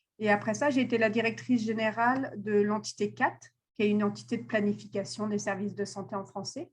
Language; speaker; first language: French; native; French